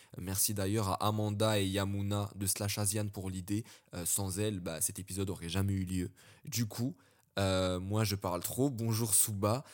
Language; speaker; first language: French; early bilingual, other home language; Arabic